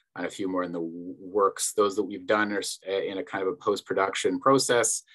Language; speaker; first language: English; native; English